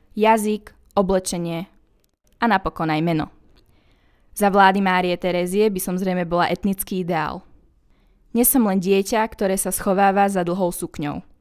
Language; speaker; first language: Slovak; native; Slovak